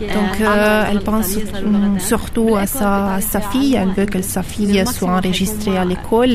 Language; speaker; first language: French; non-native, fluent; Italian